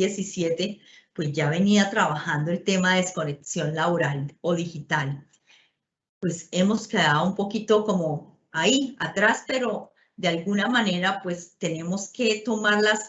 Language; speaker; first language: Spanish; native; Spanish